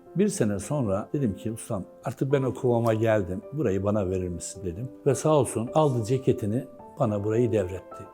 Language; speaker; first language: Turkish; native; Turkish